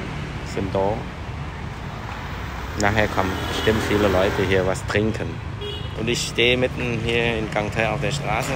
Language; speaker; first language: German; non-native, learner; Vietnamese